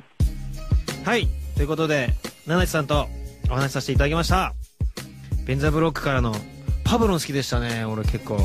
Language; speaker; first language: Japanese; native; Japanese